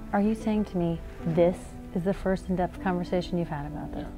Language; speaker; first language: English; native; English